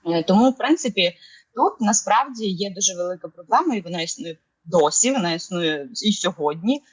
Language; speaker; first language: Ukrainian; non-native, local second language; Russian